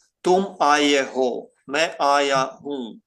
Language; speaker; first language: Hindi; non-native, fluent; Ukrainian